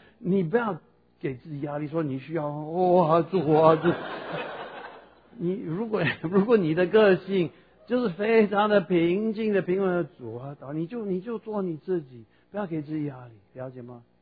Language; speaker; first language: Chinese; non-native, fluent; English